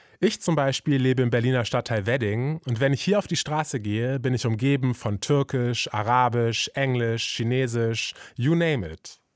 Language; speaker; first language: German; native; German